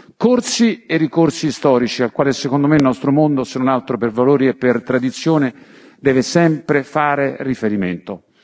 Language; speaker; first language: Italian; native; Italian